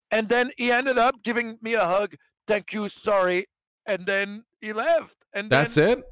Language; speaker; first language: English; non-native, fluent; French